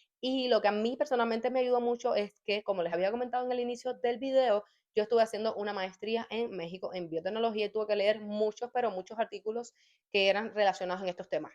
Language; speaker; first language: Spanish; native; Spanish